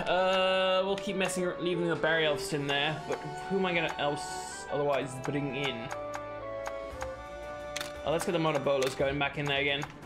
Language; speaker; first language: English; native; English